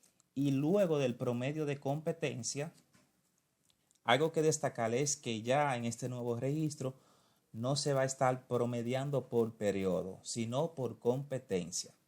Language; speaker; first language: Spanish; native; Spanish